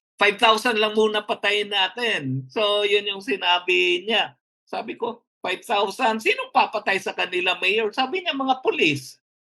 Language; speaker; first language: Filipino; non-native, local second language; Hiligaynon